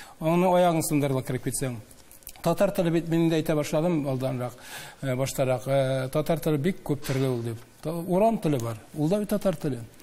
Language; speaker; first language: Tatar; native; Tatar